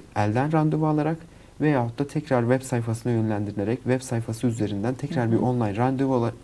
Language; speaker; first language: Turkish; native; Turkish